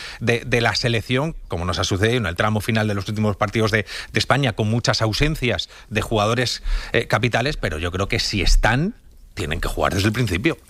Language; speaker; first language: Spanish; native; Spanish